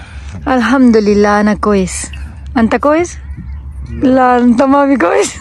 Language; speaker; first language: Arabic; non-native, learner; Urdu